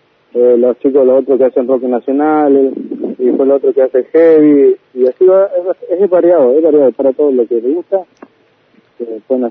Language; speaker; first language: Spanish; native; Spanish